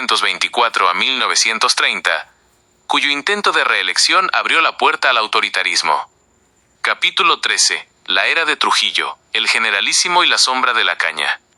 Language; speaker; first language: Spanish; native; Spanish